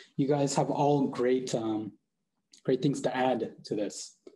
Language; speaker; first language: English; native; English